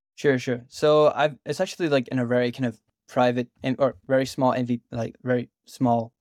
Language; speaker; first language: English; native; English